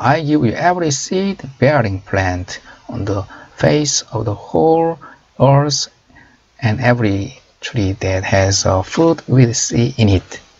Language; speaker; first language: English; non-native, fluent; Korean